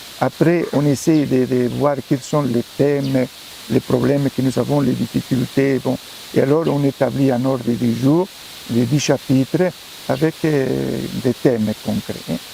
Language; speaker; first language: French; non-native, fluent; Spanish